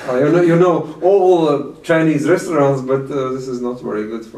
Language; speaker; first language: English; non-native, fluent; Latvian